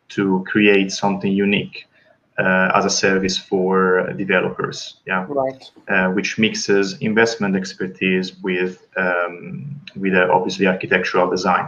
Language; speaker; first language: English; non-native, fluent; Italian